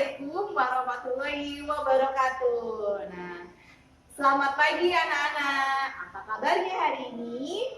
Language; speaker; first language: Indonesian; native; Indonesian